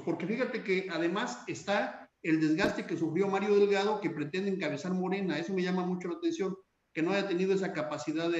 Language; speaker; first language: Spanish; native; Spanish